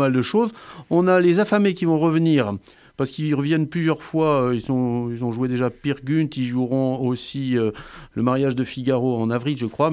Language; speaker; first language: French; native; French